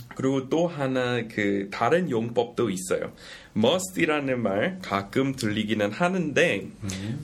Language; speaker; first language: Korean; non-native, fluent; English